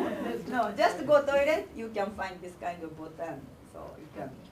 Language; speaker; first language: English; non-native, learner; Japanese